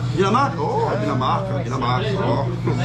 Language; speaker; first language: Portuguese; native; Portuguese